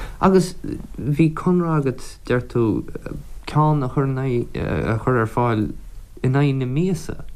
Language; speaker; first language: Irish; native; Irish